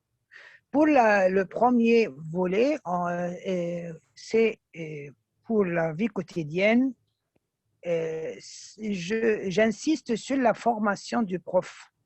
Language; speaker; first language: French; non-native, fluent; Arabic